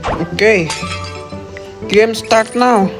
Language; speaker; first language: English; non-native, learner; Indonesian